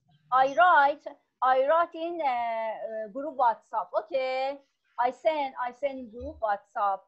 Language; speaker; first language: English; non-native, learner; Persian